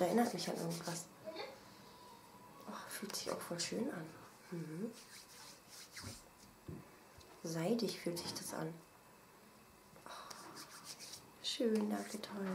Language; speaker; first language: German; native; German